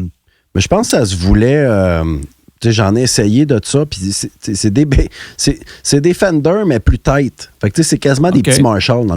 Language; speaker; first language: French; native; French